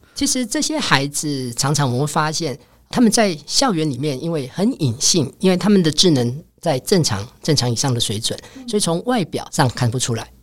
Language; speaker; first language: Chinese; native; Chinese